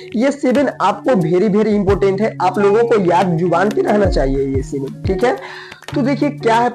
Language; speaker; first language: Hindi; native; Hindi